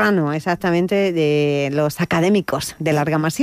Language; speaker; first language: Spanish; native; Spanish